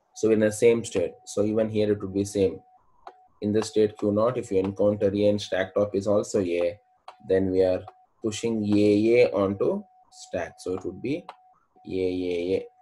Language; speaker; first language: English; non-native, local second language; Kannada